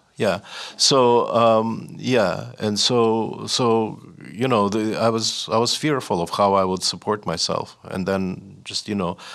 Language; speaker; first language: English; non-native, fluent; Russian